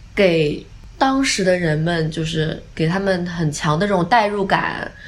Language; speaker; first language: Chinese; non-native, local second language; Wu Chinese